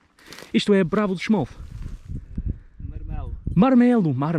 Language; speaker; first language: Portuguese; non-native, learner; English